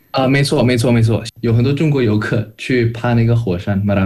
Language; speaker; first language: Chinese; non-native, fluent; Indonesian